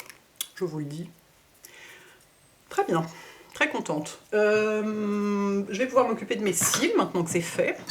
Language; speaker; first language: French; native; French